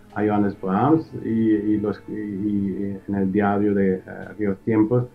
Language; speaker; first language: Spanish; early bilingual, heritage; German